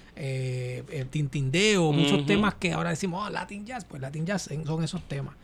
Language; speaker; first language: Spanish; native; Spanish